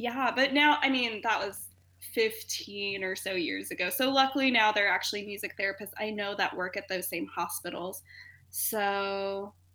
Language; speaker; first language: English; native; English